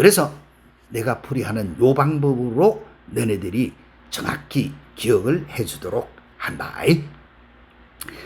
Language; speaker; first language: Korean; native; Korean